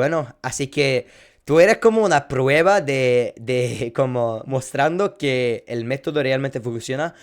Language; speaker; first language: Spanish; non-native, fluent; English